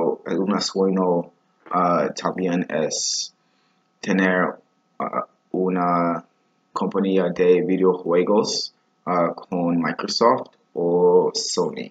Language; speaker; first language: Spanish; non-native, learner; English